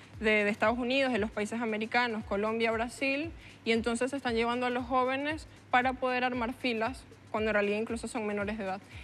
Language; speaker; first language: Spanish; native; Spanish